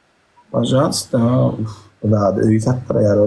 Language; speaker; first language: Russian; non-native, learner; Turkmen